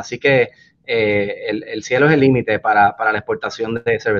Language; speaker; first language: Spanish; native; Spanish